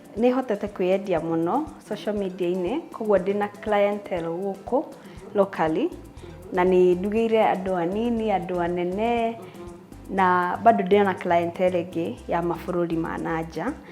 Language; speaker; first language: Kikuyu; native; Kikuyu